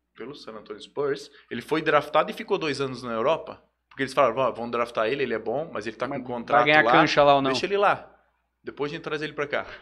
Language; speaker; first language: Portuguese; native; Portuguese